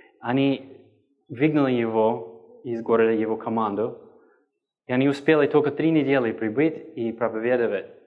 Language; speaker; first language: Russian; non-native, fluent; English